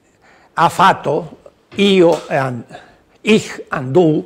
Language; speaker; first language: Italian; non-native, learner; Spanish